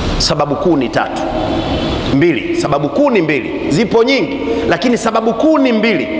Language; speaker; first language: Swahili; non-native, local second language; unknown